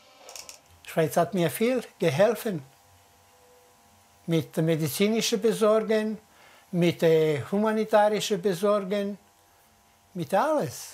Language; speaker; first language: German; non-native, learner; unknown